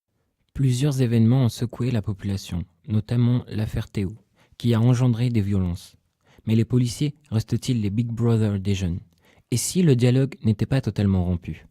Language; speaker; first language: French; native; French